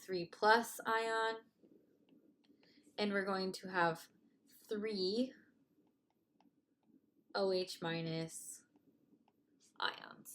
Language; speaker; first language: English; native; English